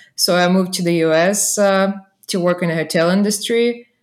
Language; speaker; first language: English; non-native, fluent; Russian